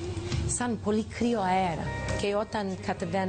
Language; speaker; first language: Greek; early bilingual, heritage; English